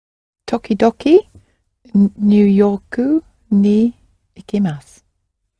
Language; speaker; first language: Japanese; non-native, learner; English